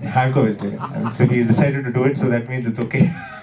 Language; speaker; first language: English; non-native, local second language; Malayalam